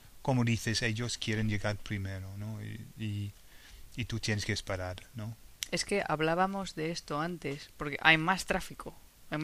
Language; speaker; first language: Spanish; non-native, fluent; English